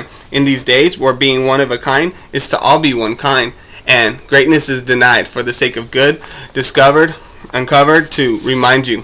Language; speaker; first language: English; native; English